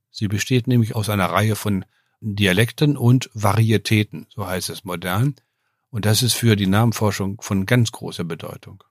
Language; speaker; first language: German; native; German